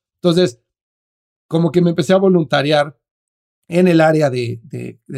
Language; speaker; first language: Spanish; native; Spanish